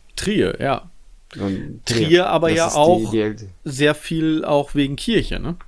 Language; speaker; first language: German; native; German